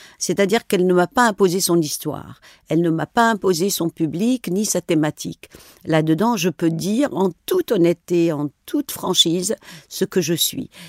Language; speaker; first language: French; non-native, local second language; Arabic